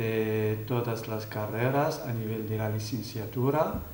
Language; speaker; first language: Spanish; non-native, fluent; Arabic